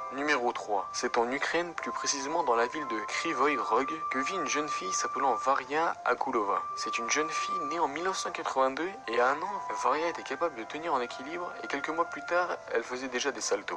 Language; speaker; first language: French; native; French